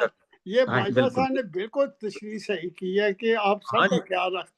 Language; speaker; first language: Hindi; non-native, local second language; Punjabi